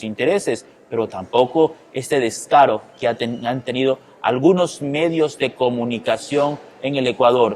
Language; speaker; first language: Spanish; native; Spanish